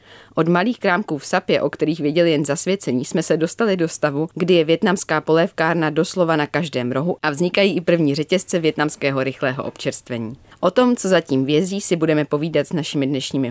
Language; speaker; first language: Czech; native; Czech